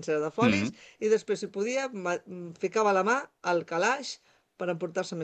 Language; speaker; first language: Catalan; native; Catalan